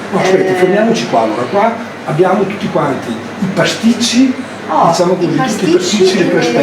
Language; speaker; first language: Italian; native; Italian